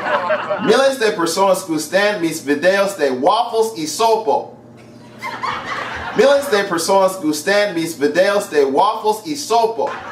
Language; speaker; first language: Spanish; non-native, learner; English